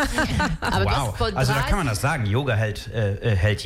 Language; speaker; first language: German; early bilingual, other home language; Italian